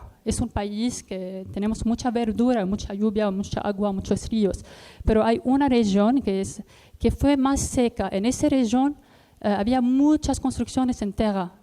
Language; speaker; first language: Spanish; non-native, learner; Arabic